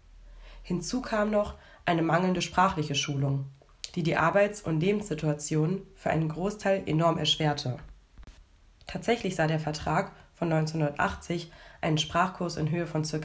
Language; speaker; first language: German; native; German